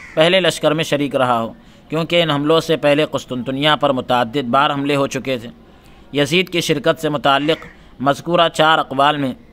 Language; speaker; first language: Urdu; native; Urdu